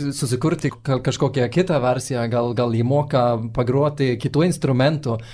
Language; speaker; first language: Lithuanian; non-native, fluent; Swedish